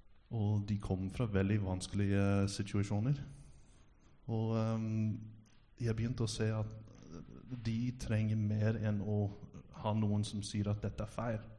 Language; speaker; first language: Norwegian; non-native, fluent; English